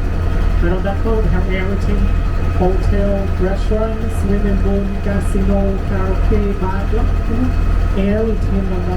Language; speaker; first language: English; non-native, learner; Vietnamese